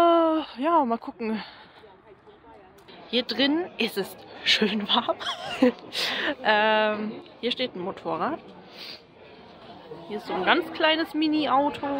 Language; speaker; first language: German; native; German